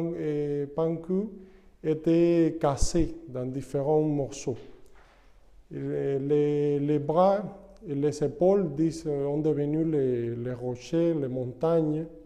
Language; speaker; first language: French; non-native, fluent; Spanish